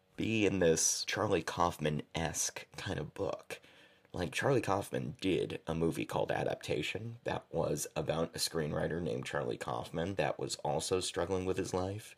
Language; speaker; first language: English; native; English